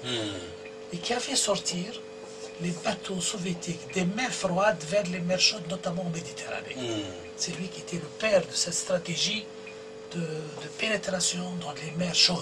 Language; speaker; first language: French; non-native, local second language; Arabic